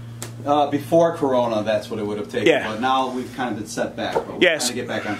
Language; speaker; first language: English; native; English